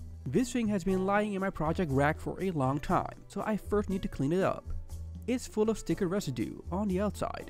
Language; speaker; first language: English; non-native, fluent; Dutch